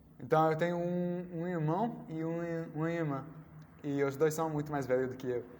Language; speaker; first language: Portuguese; non-native, learner; English